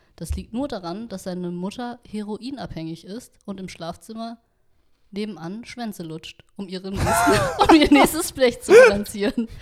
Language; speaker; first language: German; early bilingual, other home language; Vietnamese